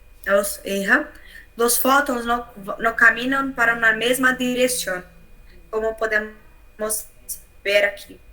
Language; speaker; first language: Spanish; non-native, learner; Portuguese